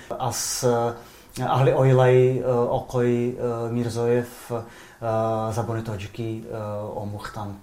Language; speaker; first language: Persian; non-native, fluent; Czech